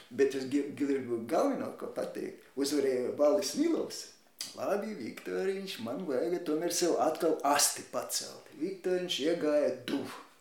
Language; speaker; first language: Latvian; non-native, local second language; Russian